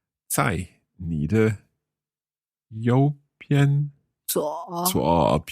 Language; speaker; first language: Chinese; non-native, learner; English